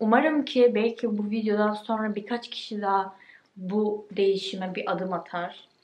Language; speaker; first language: Turkish; early bilingual, heritage; Turkish